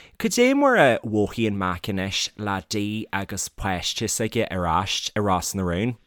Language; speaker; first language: Irish; native; Irish